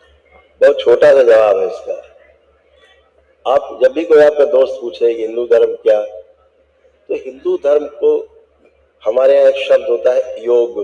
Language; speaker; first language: Hindi; native; Hindi